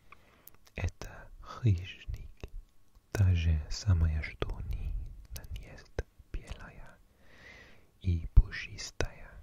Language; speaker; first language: Russian; non-native, learner; English